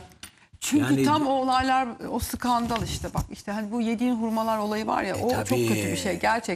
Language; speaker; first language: Turkish; native; Turkish